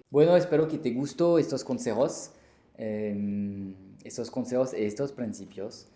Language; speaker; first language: Spanish; non-native, fluent; French